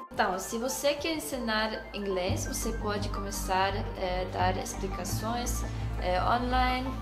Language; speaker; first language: Portuguese; non-native, fluent; English